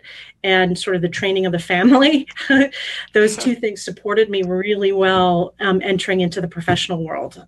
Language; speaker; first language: English; native; English